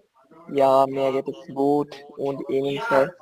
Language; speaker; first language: German; non-native, learner; Bangla